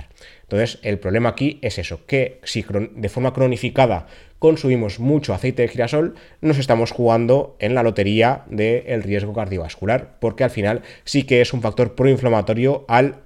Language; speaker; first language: Spanish; native; Spanish